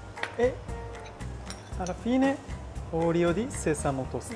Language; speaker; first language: Italian; non-native, learner; Japanese